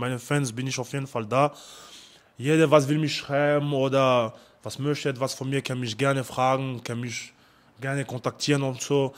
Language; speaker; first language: German; non-native, learner; French